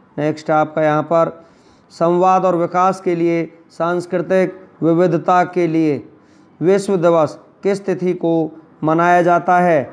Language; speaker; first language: Hindi; native; Hindi